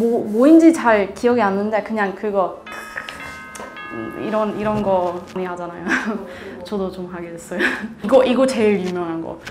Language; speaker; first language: Korean; non-native, learner; Swedish